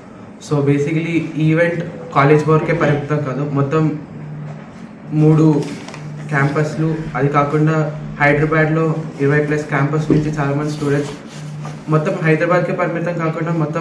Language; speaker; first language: Telugu; native; Telugu